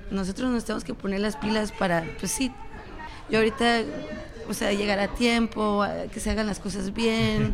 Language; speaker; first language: Spanish; native; Spanish